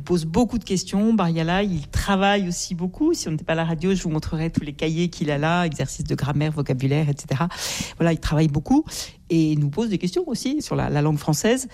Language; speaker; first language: French; native; French